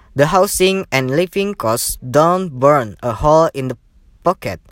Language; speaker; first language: English; non-native, learner; Indonesian